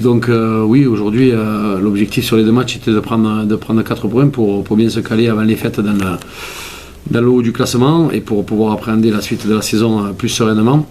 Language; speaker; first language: French; native; French